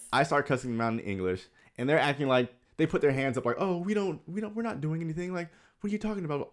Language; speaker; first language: English; native; English